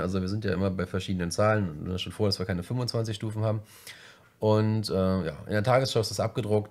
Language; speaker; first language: German; native; German